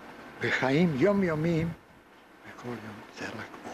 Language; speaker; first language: Hebrew; non-native, fluent; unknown